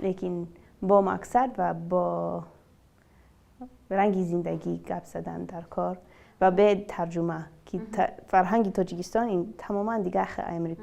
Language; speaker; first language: Persian; early bilingual, other home language; English